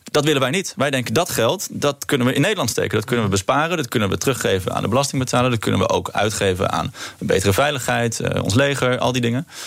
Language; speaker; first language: Dutch; native; Dutch